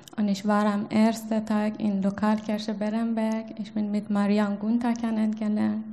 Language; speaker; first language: German; non-native, learner; Persian